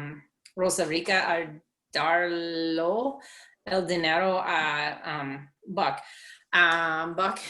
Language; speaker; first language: Spanish; non-native, learner; English